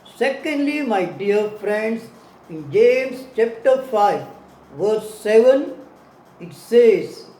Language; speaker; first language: English; non-native, local second language; Tamil